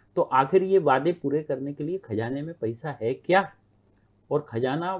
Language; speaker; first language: Hindi; native; Hindi